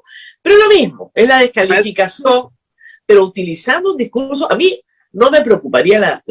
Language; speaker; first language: Spanish; native; Spanish